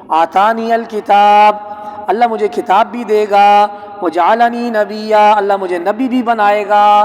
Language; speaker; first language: Urdu; non-native, local second language; Punjabi